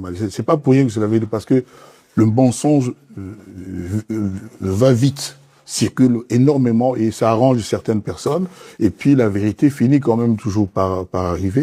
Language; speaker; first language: French; non-native, local second language; Lingala